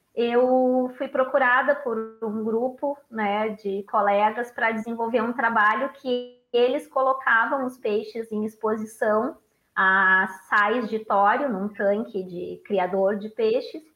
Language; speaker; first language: Portuguese; native; Portuguese